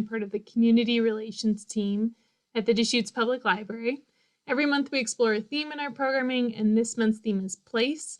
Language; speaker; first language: English; native; English